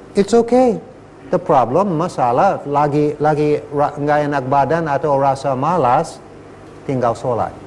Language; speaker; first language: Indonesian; non-native, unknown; English